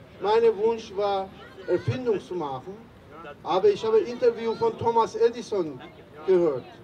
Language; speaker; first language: German; non-native, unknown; Persian